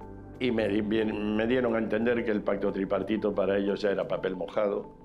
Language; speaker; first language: Spanish; native; Spanish